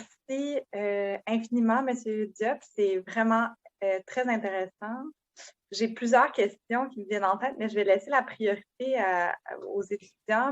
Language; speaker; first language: French; native; French